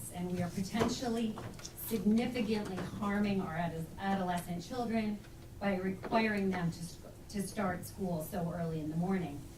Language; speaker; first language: English; native; English